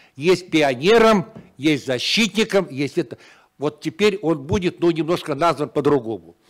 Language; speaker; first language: Russian; native; Russian